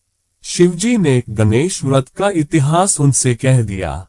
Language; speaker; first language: Hindi; native; Hindi